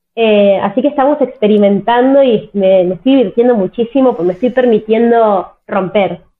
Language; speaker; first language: Spanish; native; Spanish